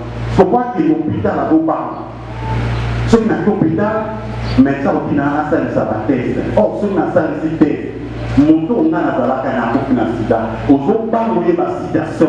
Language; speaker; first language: French; non-native, local second language; Lingala